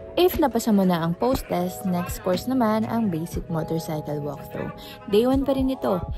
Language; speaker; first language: Filipino; native; Filipino